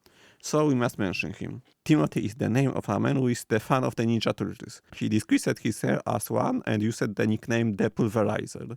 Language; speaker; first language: English; non-native, fluent; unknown